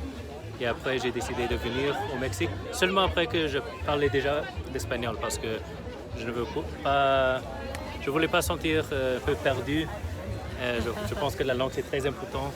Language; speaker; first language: French; non-native, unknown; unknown